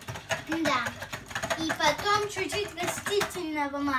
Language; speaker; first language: Russian; early bilingual, heritage; Russian